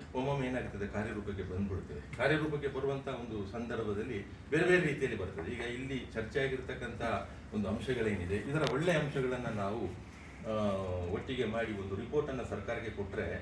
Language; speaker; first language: Kannada; non-native, local second language; Kodava